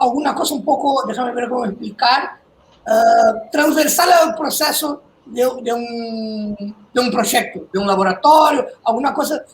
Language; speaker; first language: Spanish; non-native, fluent; Portuguese